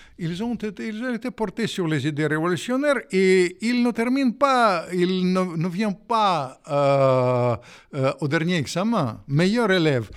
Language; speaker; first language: French; non-native, fluent; Russian